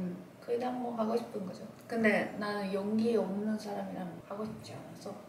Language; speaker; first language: Korean; non-native, learner; Japanese